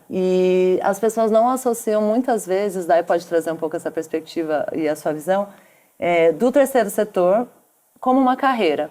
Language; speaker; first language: Portuguese; native; Portuguese